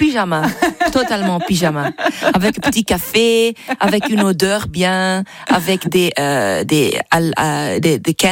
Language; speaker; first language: French; non-native, local second language; Dutch